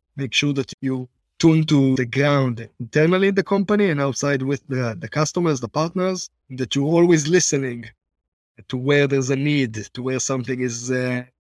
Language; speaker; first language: English; non-native, fluent; Hebrew